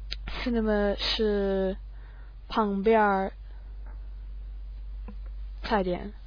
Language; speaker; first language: Chinese; non-native, learner; English